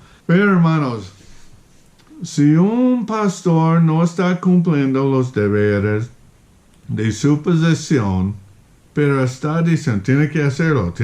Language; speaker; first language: Spanish; non-native, fluent; English